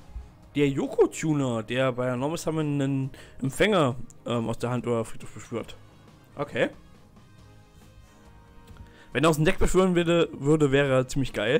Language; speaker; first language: German; native; German